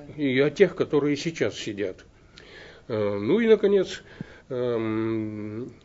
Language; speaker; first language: Russian; native; Russian